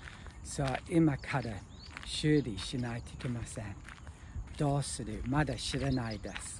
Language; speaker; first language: Japanese; non-native, learner; English